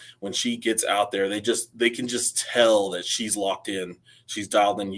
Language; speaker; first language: English; native; English